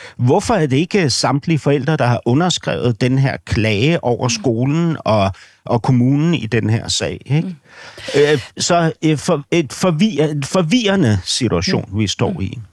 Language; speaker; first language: Danish; native; Danish